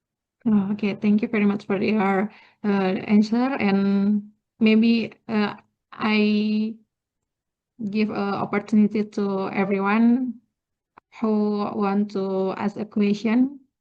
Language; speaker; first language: English; non-native, learner; Indonesian